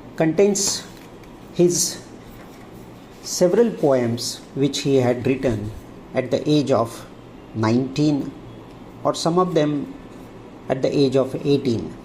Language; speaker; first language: English; non-native, local second language; Marathi